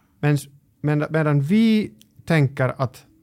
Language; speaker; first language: Swedish; non-native, local second language; Finnish